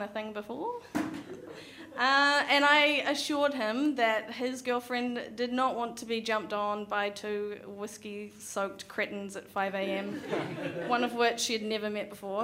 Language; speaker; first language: English; native; English